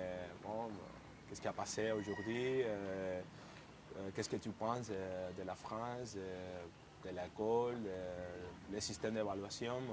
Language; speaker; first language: French; non-native, fluent; Spanish